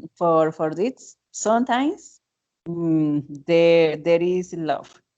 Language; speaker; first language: English; non-native, learner; Spanish